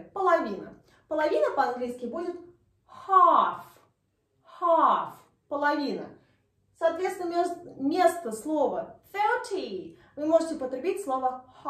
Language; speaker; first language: Russian; native; Russian